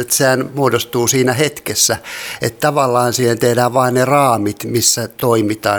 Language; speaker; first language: Finnish; native; Finnish